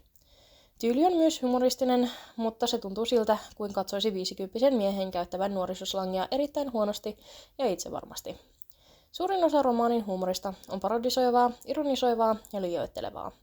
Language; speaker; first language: Finnish; native; Finnish